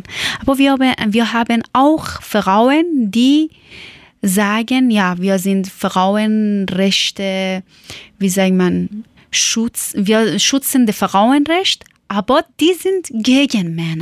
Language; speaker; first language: German; non-native, learner; Persian